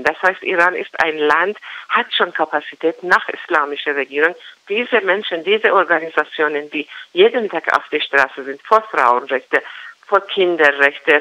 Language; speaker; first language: German; non-native, learner; Persian